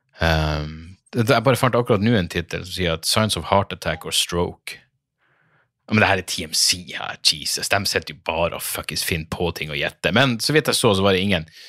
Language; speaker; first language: Norwegian; native; Norwegian